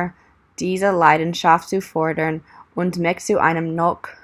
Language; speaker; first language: German; non-native, learner; English